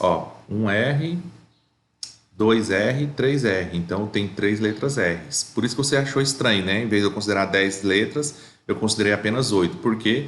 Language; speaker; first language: Portuguese; native; Portuguese